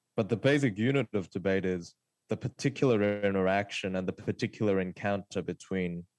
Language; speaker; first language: English; early bilingual, other home language; Korean